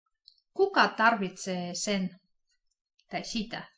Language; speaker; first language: Finnish; non-native, fluent; Russian